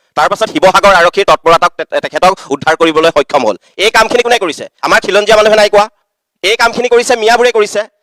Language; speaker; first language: Assamese; native; Assamese